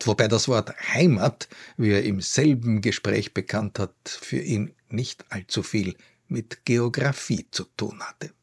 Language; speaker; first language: German; native; German